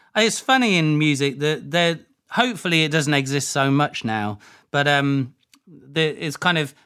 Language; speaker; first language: English; native; English